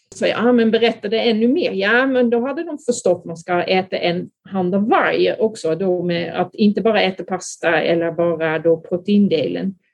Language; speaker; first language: Swedish; non-native, fluent; Dutch